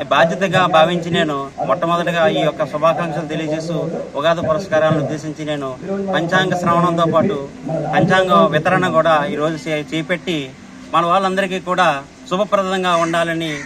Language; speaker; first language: Telugu; native; Telugu